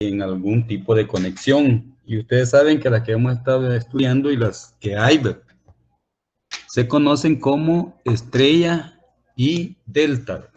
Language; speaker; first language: Spanish; native; Spanish